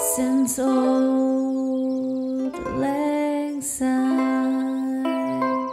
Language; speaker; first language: English; non-native, fluent; Chinese